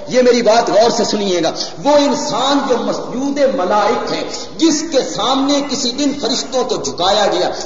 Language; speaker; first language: Urdu; non-native, local second language; Punjabi